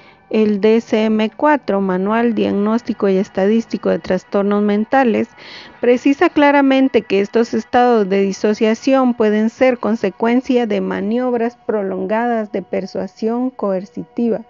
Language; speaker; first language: Spanish; native; Spanish